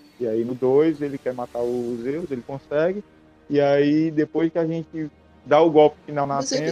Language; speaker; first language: Portuguese; native; Portuguese